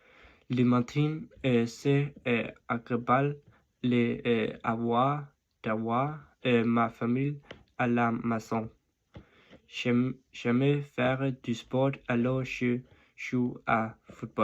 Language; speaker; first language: French; non-native, learner; Danish